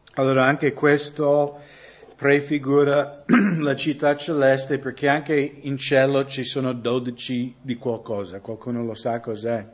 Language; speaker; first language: Italian; non-native, fluent; English